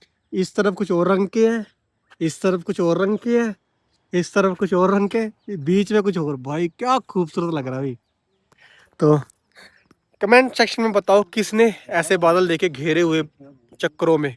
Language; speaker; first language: Hindi; non-native, local second language; Punjabi